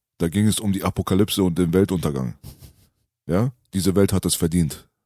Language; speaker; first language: German; early bilingual, other home language; Persian